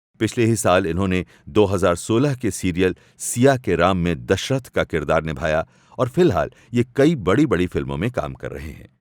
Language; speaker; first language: Hindi; native; Hindi